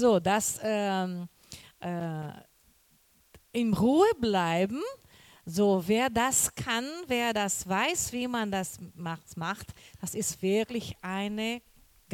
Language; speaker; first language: German; non-native, learner; Portuguese